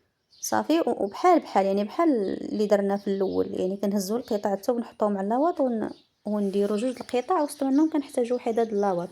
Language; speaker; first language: Arabic; native; Arabic